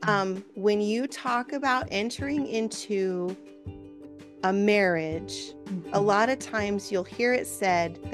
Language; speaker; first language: English; native; English